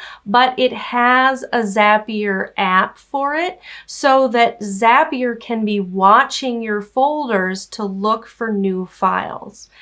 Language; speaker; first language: English; native; English